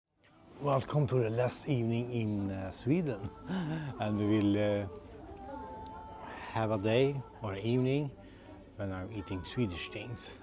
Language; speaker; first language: English; non-native, fluent; Swedish